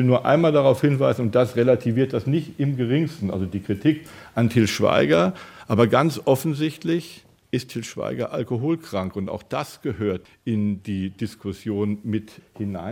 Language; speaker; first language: German; native; German